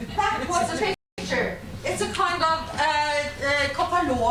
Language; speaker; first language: English; non-native, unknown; Norwegian